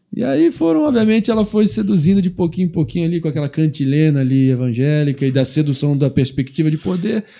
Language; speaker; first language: Portuguese; native; Portuguese